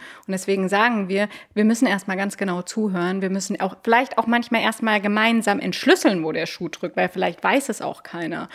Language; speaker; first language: German; native; German